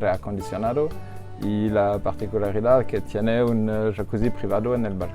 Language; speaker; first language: Spanish; non-native, learner; French